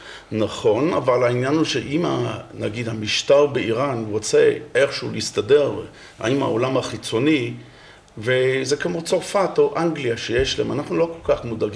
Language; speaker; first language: Hebrew; non-native, fluent; English